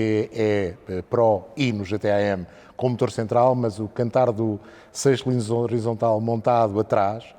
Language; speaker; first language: Portuguese; native; Portuguese